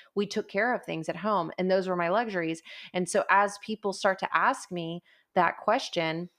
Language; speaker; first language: English; native; English